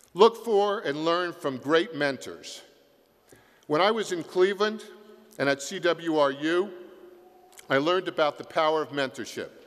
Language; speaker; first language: English; native; English